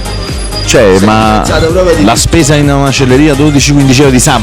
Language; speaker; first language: Italian; native; Italian